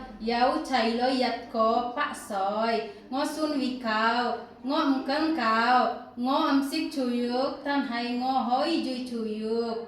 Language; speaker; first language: Cantonese; non-native, learner; Indonesian